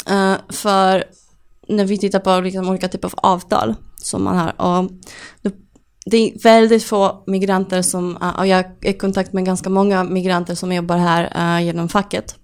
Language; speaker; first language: Swedish; non-native, fluent; Polish